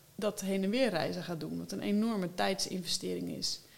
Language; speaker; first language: Dutch; native; Dutch